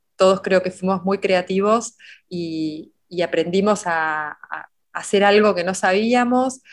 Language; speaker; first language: Spanish; native; Spanish